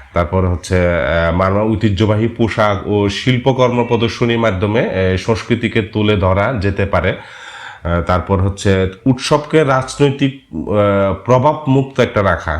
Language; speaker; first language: Bangla; non-native, local second language; Marma